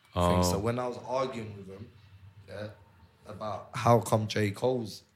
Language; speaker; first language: English; native; English